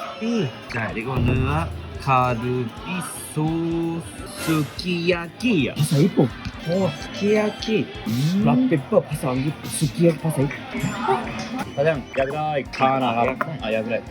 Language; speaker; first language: Thai; non-native, learner; Japanese